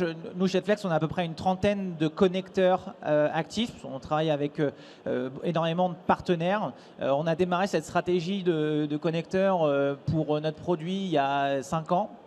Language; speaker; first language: French; native; French